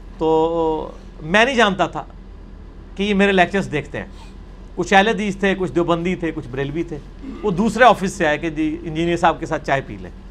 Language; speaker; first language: Urdu; non-native, local second language; Punjabi